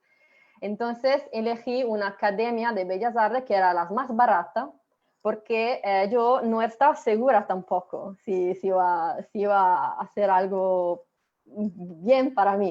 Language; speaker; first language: Spanish; non-native, fluent; Italian